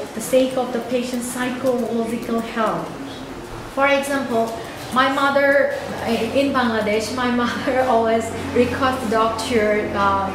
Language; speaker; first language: English; non-native, local second language; Bangla